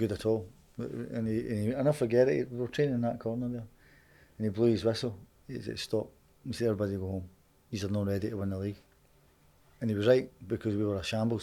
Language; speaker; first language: English; native; English